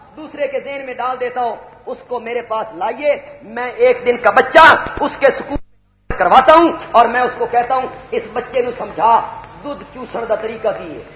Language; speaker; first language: Urdu; non-native, local second language; Punjabi